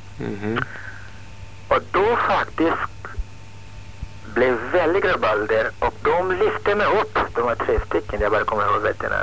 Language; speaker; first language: Swedish; non-native, fluent; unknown